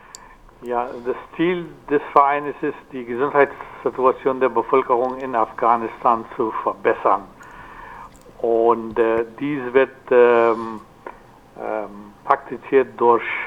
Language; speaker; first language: German; non-native, fluent; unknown